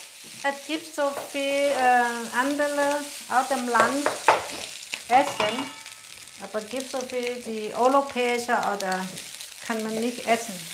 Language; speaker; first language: German; non-native, learner; Thai